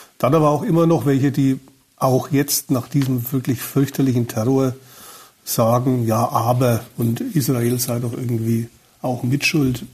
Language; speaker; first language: German; native; German